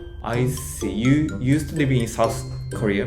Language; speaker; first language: English; non-native, learner; Japanese